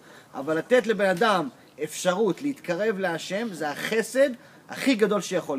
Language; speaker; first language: Hebrew; early bilingual, heritage; English